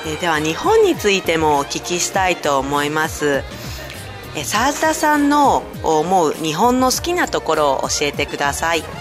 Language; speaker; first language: Japanese; native; Japanese